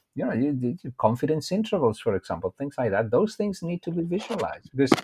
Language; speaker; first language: English; non-native, fluent; Spanish